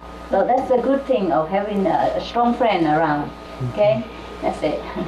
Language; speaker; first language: English; non-native, fluent; Vietnamese